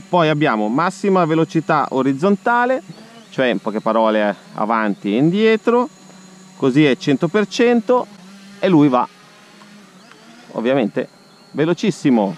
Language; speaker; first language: Italian; native; Italian